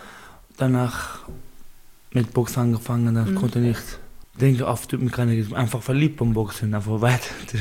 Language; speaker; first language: German; non-native, learner; Baluchi